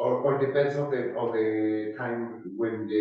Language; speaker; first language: English; non-native, learner; Spanish